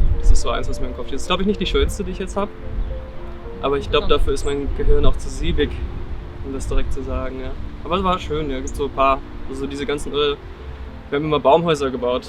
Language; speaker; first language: German; native; German